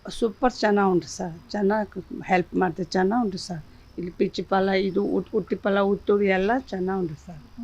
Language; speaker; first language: Kannada; non-native, local second language; Tibetan